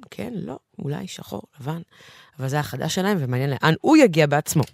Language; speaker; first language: Hebrew; native; Hebrew